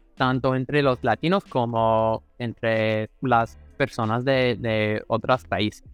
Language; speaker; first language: Spanish; non-native, fluent; English